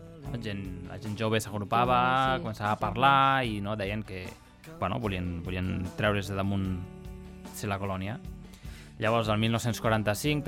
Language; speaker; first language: Catalan; native; Catalan